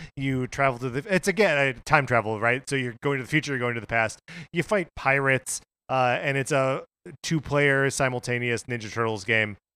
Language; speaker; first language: English; native; English